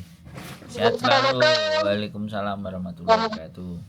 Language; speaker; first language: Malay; non-native, local second language; Javanese